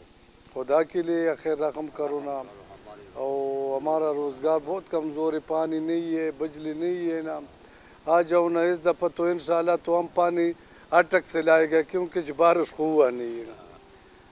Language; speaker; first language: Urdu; non-native, local second language; Pashto